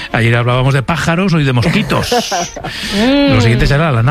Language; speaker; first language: Spanish; native; Spanish